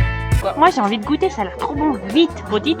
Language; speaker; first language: French; native; French